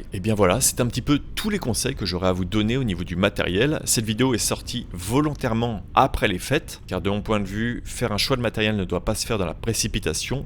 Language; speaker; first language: French; native; French